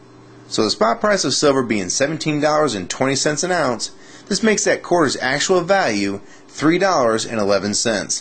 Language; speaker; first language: English; native; English